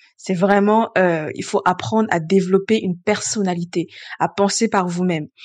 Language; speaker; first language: French; early bilingual, other home language; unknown